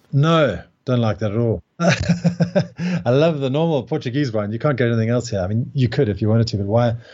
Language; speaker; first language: English; native; English